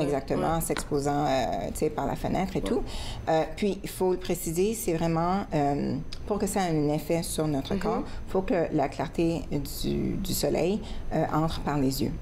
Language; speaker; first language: French; native; French